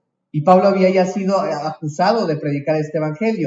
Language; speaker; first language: Spanish; native; Spanish